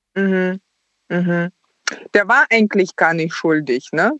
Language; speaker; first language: German; early bilingual, other home language; Ukrainian